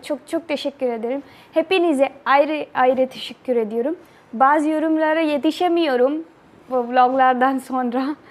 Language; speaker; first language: Turkish; non-native, learner; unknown